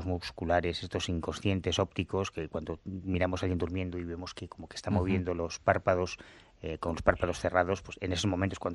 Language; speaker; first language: Spanish; native; Spanish